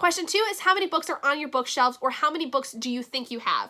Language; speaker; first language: English; native; English